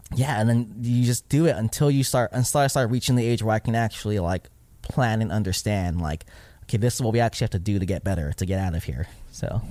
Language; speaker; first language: English; early bilingual, other home language; Filipino